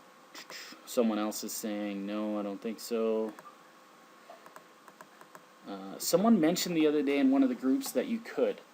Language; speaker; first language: English; native; English